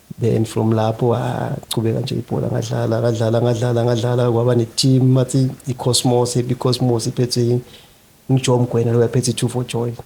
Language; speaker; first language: Zulu; non-native, local second language; Swati